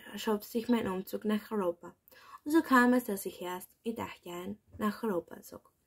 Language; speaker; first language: German; early bilingual, other home language; Spanish